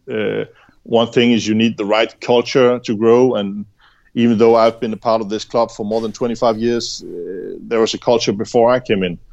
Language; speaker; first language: English; non-native, fluent; Danish